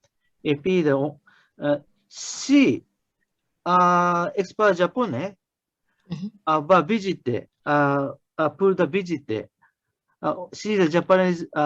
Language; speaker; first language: French; non-native, learner; Japanese